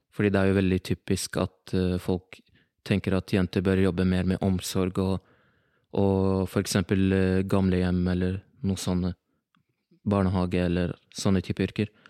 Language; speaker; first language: Norwegian; early bilingual, other home language; Arabic